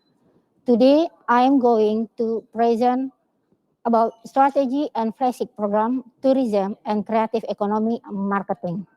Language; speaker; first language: English; non-native, learner; Indonesian